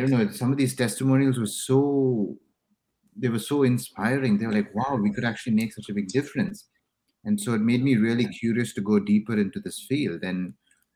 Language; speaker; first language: English; non-native, local second language; Tamil